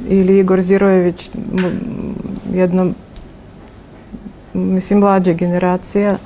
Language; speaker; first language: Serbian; non-native, fluent; Russian